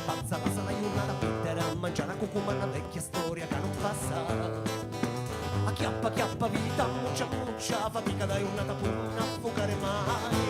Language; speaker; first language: Italian; native; Italian